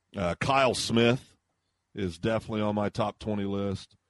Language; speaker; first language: English; native; English